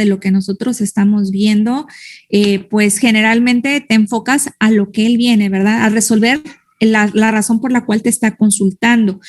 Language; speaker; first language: Spanish; native; Spanish